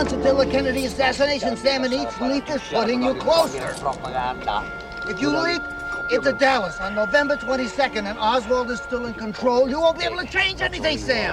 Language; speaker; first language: English; early bilingual, other home language; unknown